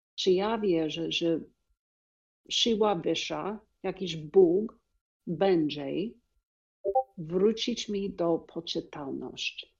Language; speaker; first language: Polish; non-native, learner; English